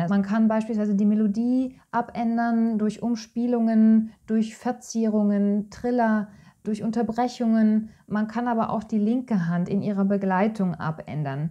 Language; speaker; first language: German; native; German